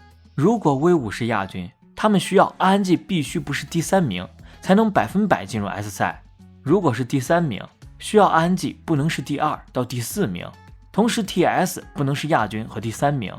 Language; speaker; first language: Chinese; native; Chinese